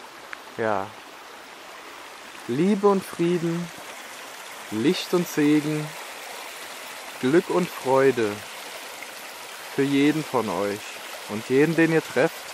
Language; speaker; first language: German; native; German